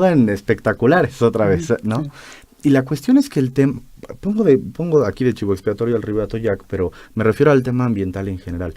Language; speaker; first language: Spanish; native; Spanish